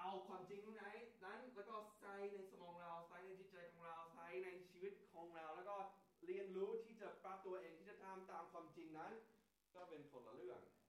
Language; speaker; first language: Thai; non-native, fluent; English